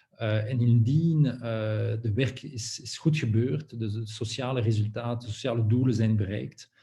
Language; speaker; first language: Dutch; non-native, local second language; French